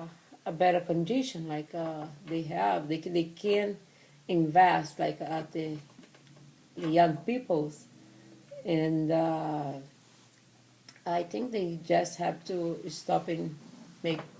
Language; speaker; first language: English; non-native, learner; Portuguese